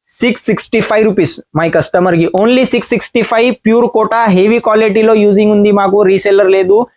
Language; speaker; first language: Telugu; non-native, learner; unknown